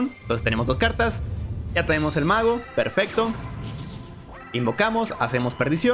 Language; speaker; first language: Spanish; native; Spanish